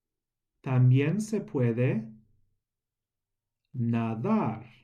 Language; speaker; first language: Spanish; non-native, fluent; English